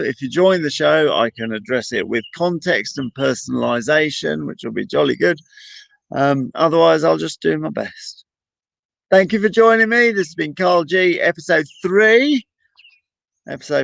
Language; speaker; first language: English; native; English